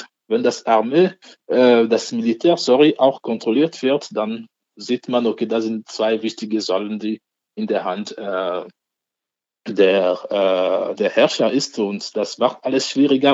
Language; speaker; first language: German; non-native, fluent; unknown